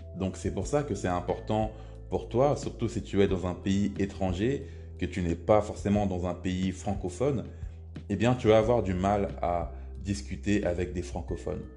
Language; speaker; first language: French; native; French